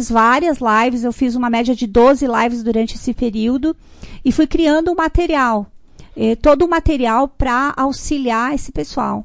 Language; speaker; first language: Portuguese; native; Portuguese